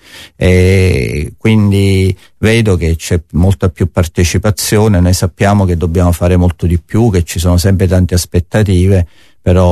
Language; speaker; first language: Italian; native; Italian